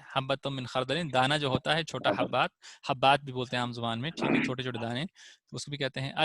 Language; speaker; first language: Urdu; non-native, local second language; Punjabi